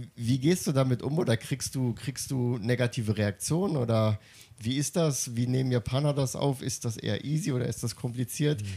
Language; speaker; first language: German; native; German